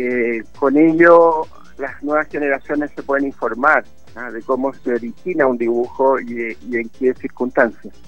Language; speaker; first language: Spanish; native; Spanish